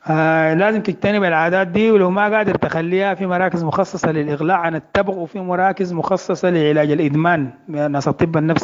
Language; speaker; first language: Arabic; native; Arabic